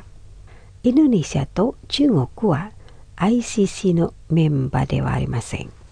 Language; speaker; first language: Japanese; non-native, fluent; Indonesian